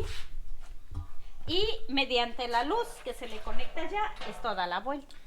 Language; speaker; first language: Spanish; native; Spanish